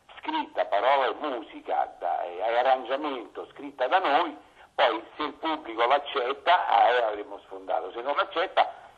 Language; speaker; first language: Italian; native; Italian